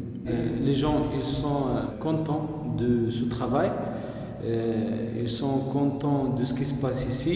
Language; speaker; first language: French; non-native, local second language; Arabic